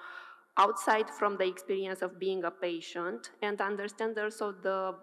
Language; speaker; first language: English; non-native, fluent; Romanian